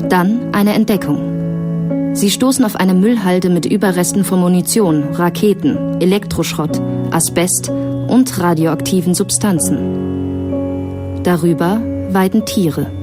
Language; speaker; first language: German; native; German